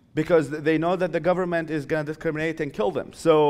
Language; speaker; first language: English; non-native, fluent; Arabic